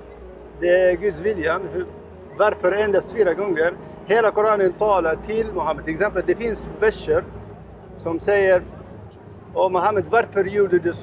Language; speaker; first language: Swedish; non-native, learner; Arabic